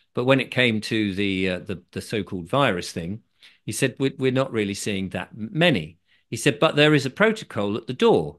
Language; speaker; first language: English; native; English